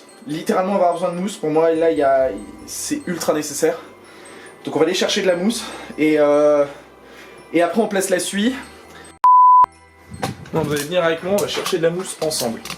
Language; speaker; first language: French; native; French